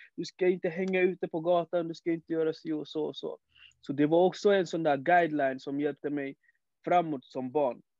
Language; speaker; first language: Swedish; early bilingual, other home language; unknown